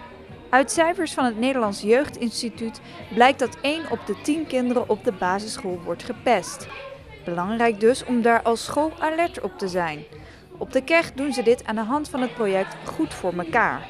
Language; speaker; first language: Dutch; native; Dutch